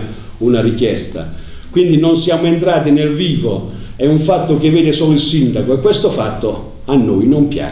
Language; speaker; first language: Italian; native; Italian